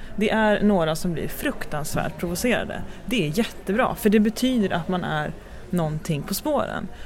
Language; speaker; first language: Swedish; native; Swedish